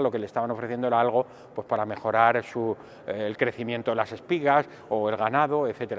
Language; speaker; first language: Spanish; native; Spanish